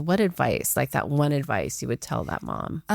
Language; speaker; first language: English; native; English